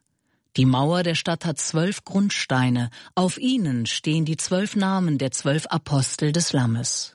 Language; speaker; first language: German; native; German